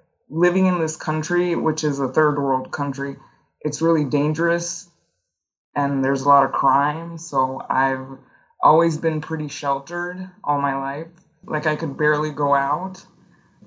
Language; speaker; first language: English; non-native, fluent; Spanish